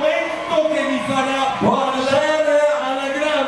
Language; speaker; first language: Italian; native; Italian